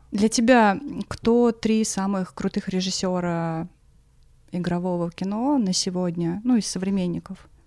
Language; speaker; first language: Russian; native; Russian